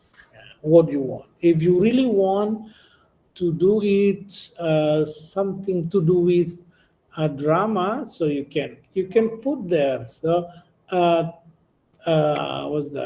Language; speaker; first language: English; non-native, local second language; Indonesian